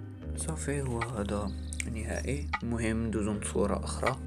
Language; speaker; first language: Arabic; native; Arabic